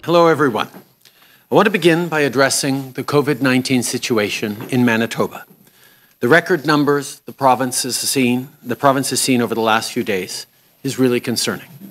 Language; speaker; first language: English; early bilingual, other home language; French